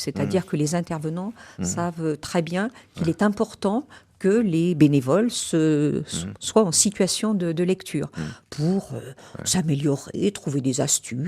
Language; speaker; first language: French; native; French